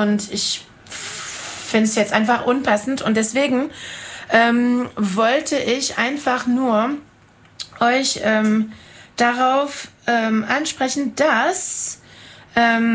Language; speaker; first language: German; non-native, fluent; French